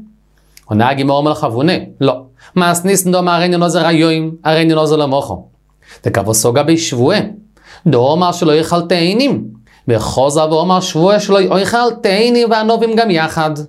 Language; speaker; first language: Hebrew; native; Hebrew